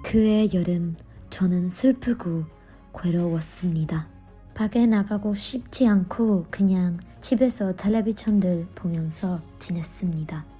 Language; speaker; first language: Korean; non-native, learner; Spanish